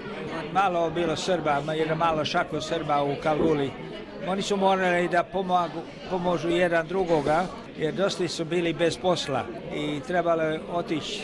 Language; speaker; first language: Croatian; early bilingual, heritage; Serbian